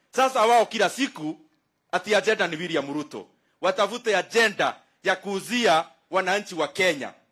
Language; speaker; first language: Swahili; non-native, local second language; Kikuyu